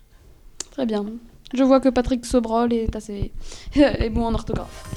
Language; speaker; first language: French; native; French